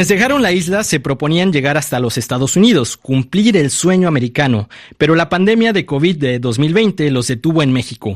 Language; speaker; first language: Spanish; native; Spanish